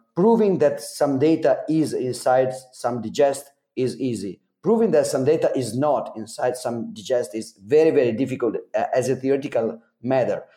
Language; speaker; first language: English; non-native, fluent; Italian